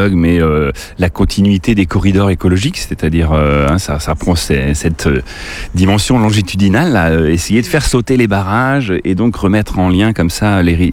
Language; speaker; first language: French; native; French